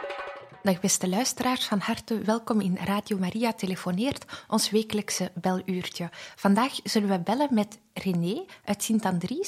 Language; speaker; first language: Dutch; native; Dutch